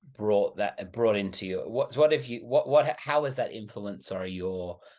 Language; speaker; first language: English; native; English